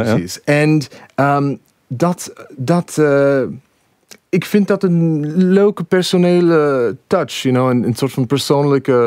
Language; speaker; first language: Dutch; non-native, fluent; English